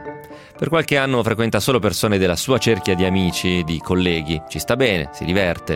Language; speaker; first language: Italian; native; Italian